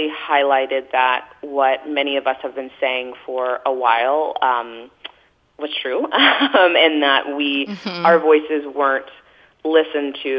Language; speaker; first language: English; native; English